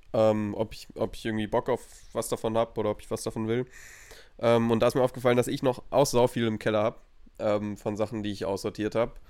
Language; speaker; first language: German; native; German